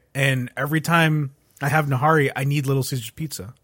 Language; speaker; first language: English; early bilingual, other home language; Urdu